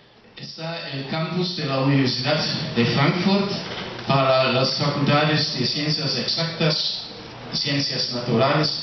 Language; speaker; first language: Spanish; non-native, fluent; German